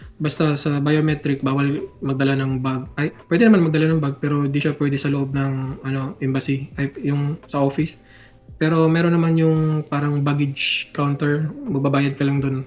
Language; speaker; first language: Filipino; native; Filipino